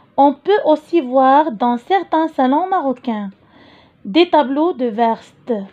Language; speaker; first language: French; non-native, local second language; Arabic